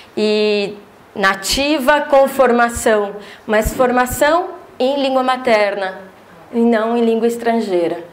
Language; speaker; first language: Portuguese; native; Portuguese